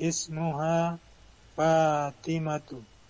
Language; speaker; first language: Arabic; non-native, learner; Indonesian